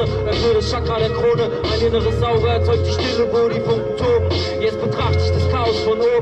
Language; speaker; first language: German; native; German